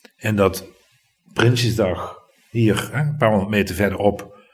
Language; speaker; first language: Dutch; native; Dutch